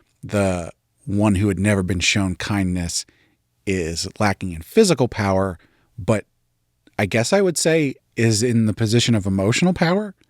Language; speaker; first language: English; native; English